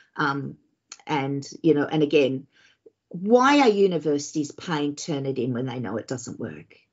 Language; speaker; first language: English; native; English